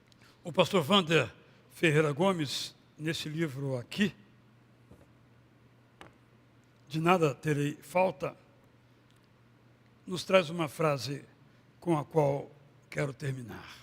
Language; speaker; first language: Portuguese; native; Portuguese